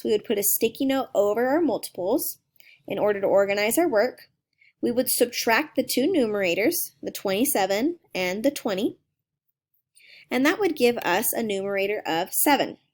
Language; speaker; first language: English; native; English